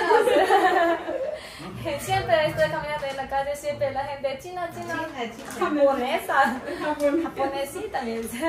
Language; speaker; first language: Spanish; non-native, learner; Japanese